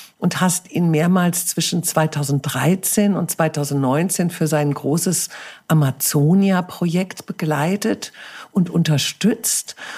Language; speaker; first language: German; native; German